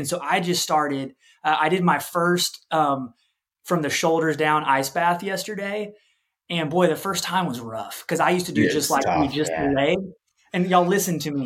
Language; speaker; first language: English; native; English